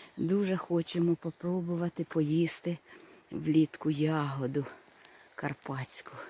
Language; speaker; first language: Ukrainian; non-native, local second language; Russian